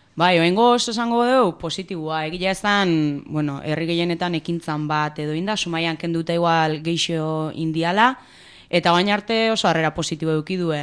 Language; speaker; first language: Basque; native; Basque